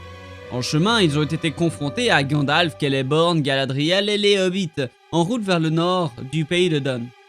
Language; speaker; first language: French; native; French